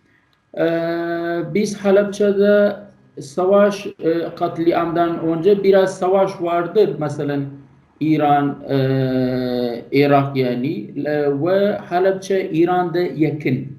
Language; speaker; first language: Turkish; non-native, learner; Kurdish